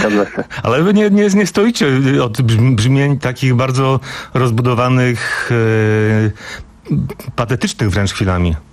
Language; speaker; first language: Polish; native; Polish